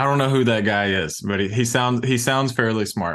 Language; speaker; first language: English; native; English